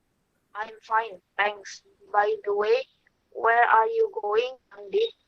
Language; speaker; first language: English; non-native, learner; Indonesian